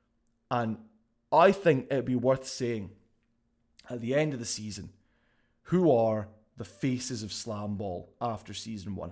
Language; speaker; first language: English; native; English